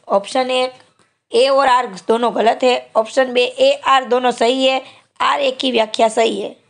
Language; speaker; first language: Hindi; non-native, local second language; Gujarati